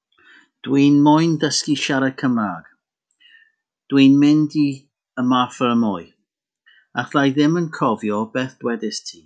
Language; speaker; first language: Welsh; non-native, learner; English